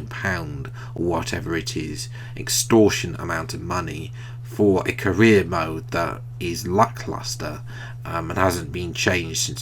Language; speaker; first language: English; native; English